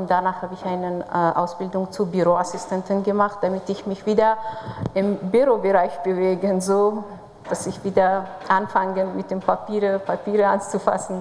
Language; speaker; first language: German; non-native, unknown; Persian